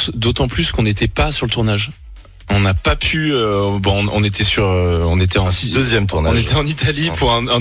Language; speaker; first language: French; native; French